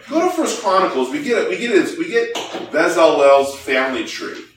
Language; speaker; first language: English; early bilingual, other home language; Korean